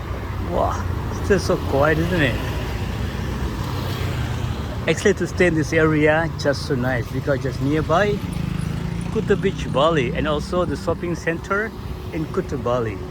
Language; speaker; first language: English; non-native, learner; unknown